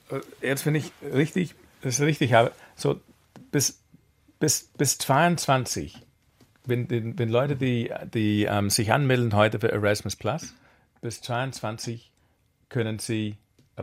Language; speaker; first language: German; non-native, fluent; English